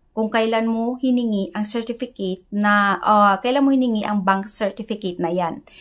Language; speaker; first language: Filipino; non-native, local second language; Hiligaynon